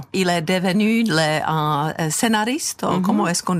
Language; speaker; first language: French; non-native, fluent; Czech